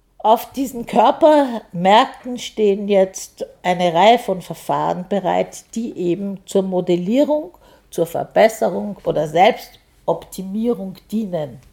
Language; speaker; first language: German; native; German